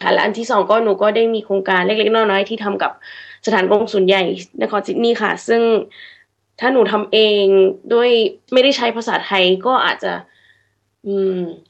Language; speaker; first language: Thai; early bilingual, heritage; Thai